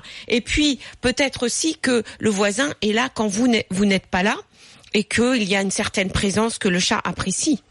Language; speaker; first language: French; native; French